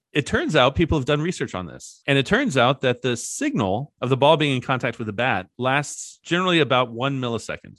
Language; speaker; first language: English; native; English